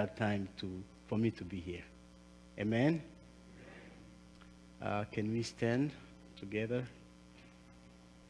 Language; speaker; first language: English; non-native, local second language; Kinyarwanda